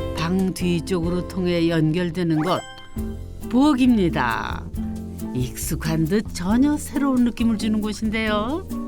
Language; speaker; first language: Korean; native; Korean